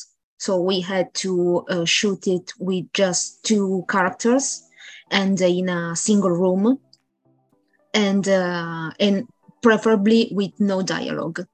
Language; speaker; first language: English; non-native, learner; Italian